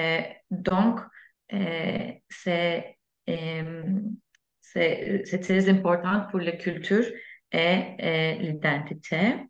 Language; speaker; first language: French; non-native, learner; Turkish